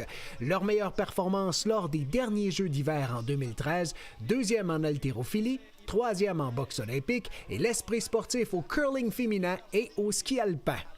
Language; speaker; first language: French; native; French